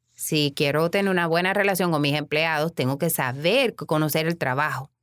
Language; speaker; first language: Spanish; native; Spanish